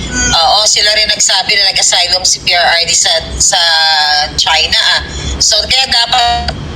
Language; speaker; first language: Filipino; non-native, local second language; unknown